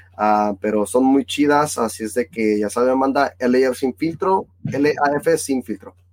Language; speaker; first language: Spanish; early bilingual, heritage; Spanish